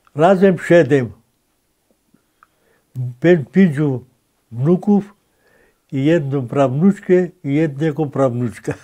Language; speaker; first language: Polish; non-native, fluent; Greek